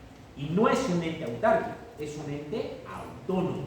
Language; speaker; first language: Spanish; native; Spanish